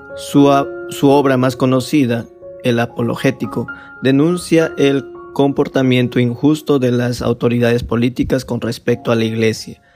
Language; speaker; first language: Spanish; non-native, fluent; Vietnamese